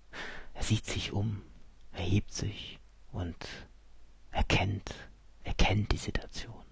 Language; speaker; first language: German; native; German